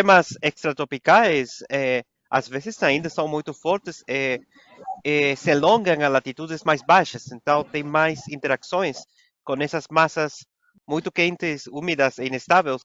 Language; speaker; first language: Portuguese; non-native, fluent; Spanish